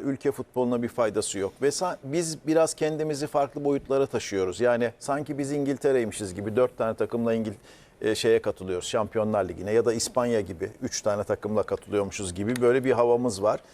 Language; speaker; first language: Turkish; native; Turkish